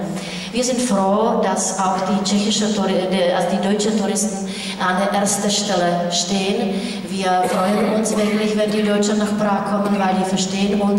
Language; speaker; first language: German; non-native, fluent; Czech